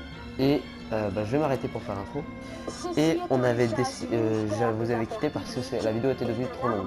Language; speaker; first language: French; native; French